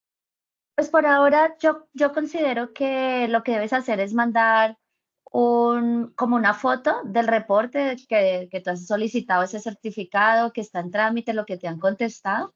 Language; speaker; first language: Spanish; native; Spanish